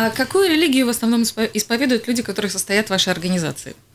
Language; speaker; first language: Russian; native; Russian